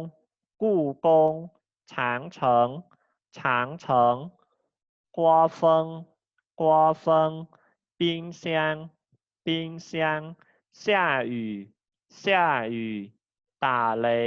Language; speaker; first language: Chinese; non-native, fluent; Khmer